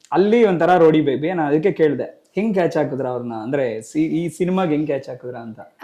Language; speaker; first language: Kannada; native; Kannada